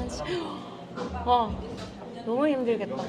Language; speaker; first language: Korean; non-native, learner; Japanese